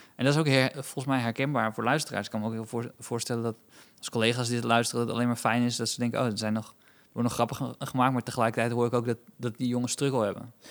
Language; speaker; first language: Dutch; native; Dutch